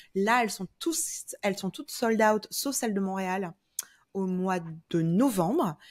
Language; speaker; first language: French; native; French